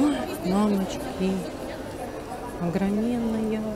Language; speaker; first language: Russian; native; Russian